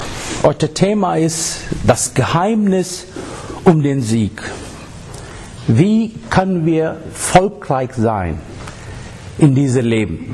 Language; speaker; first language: German; non-native, learner; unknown